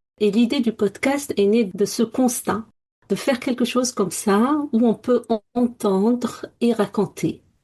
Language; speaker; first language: French; non-native, local second language; Arabic